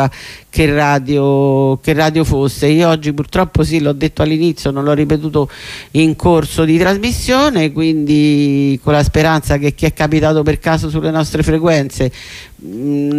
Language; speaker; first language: Italian; native; Italian